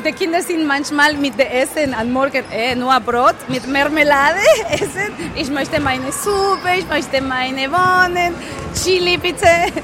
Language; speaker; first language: German; non-native, learner; Spanish